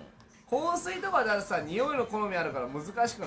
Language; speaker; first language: Japanese; native; Japanese